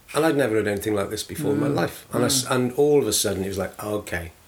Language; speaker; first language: English; native; English